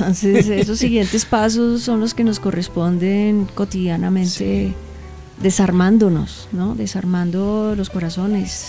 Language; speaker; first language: Spanish; native; Spanish